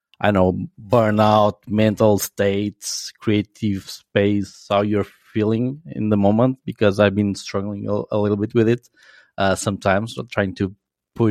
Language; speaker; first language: English; non-native, fluent; Portuguese